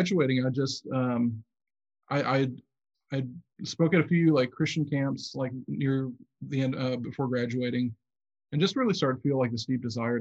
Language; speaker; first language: English; native; English